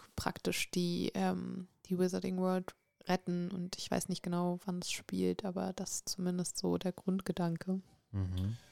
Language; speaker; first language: German; native; German